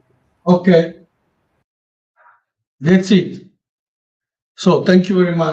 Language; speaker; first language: English; non-native, learner; Italian